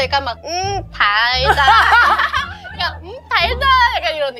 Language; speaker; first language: Korean; non-native, fluent; Thai